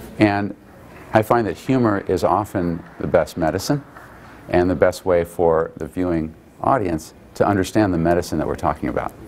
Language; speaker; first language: English; native; English